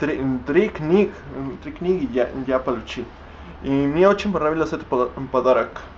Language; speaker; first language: Russian; non-native, learner; Spanish